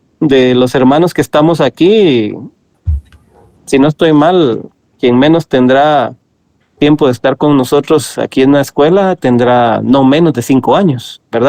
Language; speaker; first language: Spanish; native; Spanish